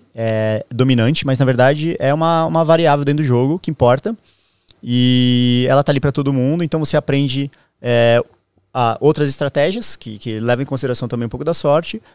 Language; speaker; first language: Portuguese; native; Portuguese